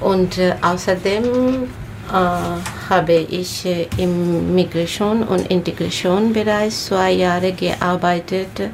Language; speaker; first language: German; non-native, learner; Bangla